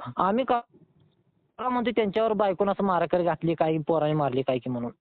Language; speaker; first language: Marathi; native; Marathi